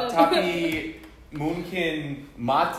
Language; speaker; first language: Indonesian; non-native, learner; English